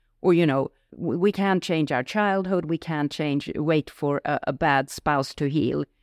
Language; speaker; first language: English; non-native, fluent; Swedish